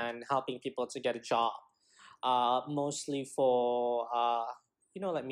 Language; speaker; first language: English; non-native, local second language; Malay